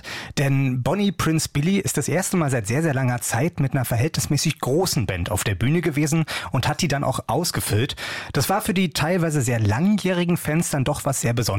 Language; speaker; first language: German; native; German